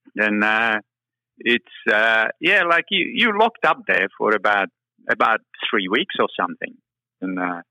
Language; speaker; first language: English; non-native, fluent; Czech